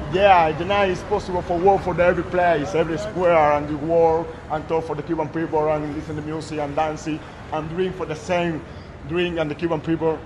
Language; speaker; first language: English; non-native, learner; Spanish